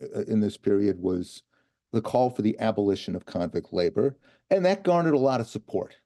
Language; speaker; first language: English; native; English